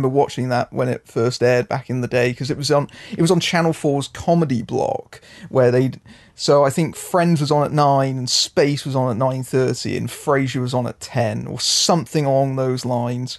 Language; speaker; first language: English; native; English